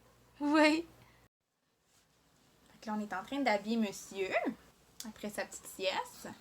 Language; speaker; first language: French; native; French